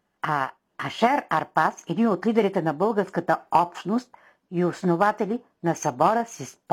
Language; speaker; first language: Bulgarian; native; Bulgarian